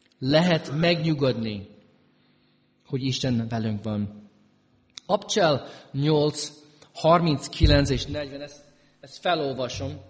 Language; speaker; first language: Hungarian; early bilingual, heritage; Hungarian